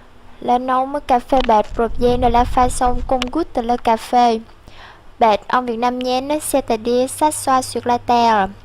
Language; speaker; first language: French; non-native, local second language; Vietnamese